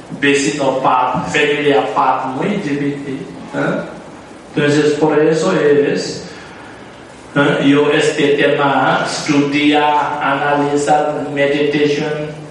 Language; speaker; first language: Spanish; non-native, learner; Tibetan